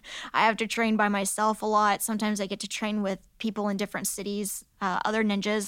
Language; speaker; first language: English; native; English